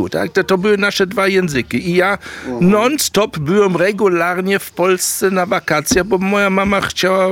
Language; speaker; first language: Polish; early bilingual, heritage; German